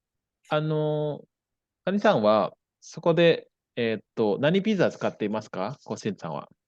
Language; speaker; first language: Japanese; non-native, fluent; Indonesian